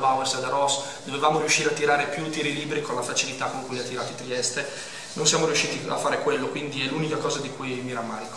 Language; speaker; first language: Italian; native; Italian